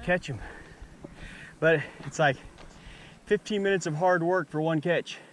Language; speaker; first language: English; native; English